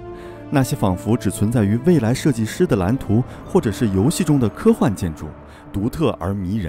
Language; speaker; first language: Chinese; native; Chinese